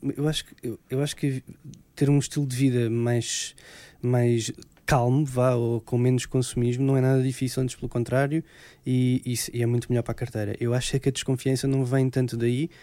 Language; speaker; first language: Portuguese; native; Portuguese